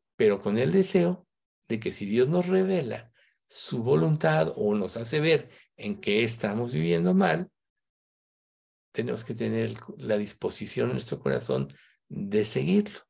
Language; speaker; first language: Spanish; native; Spanish